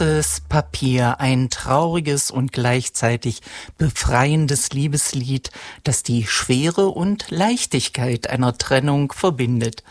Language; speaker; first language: German; native; German